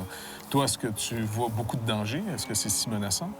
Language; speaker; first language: French; native; French